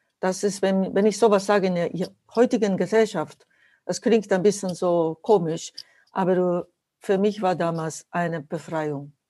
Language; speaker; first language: German; non-native, fluent; Japanese